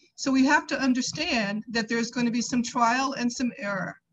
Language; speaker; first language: English; native; English